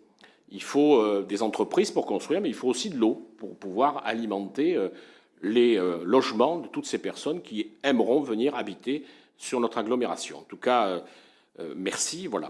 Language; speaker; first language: French; native; French